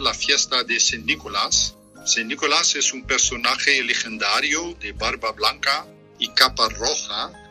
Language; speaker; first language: Spanish; non-native, fluent; Dutch